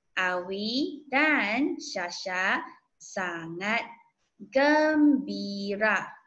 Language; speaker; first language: Malay; non-native, local second language; Chinese